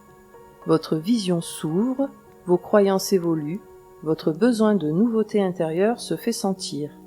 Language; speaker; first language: French; native; French